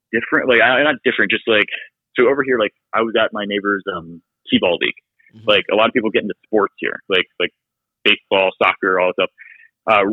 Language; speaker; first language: English; native; English